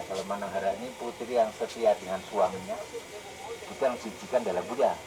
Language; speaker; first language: Indonesian; native; Indonesian